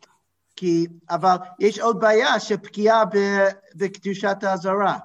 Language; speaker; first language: Hebrew; non-native, fluent; English